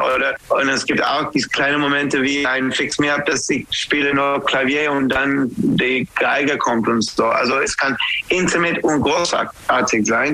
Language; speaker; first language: German; non-native, fluent; English